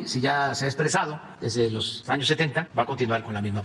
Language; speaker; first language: Spanish; native; Spanish